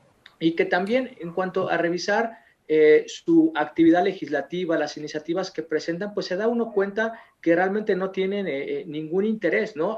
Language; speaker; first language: Spanish; native; Spanish